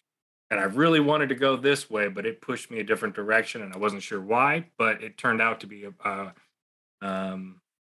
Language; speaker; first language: English; native; English